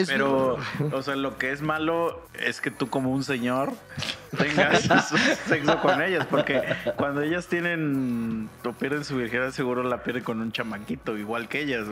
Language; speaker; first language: Spanish; native; Spanish